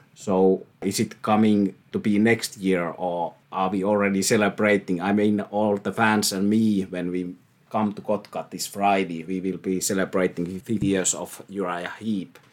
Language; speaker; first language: English; non-native, fluent; Finnish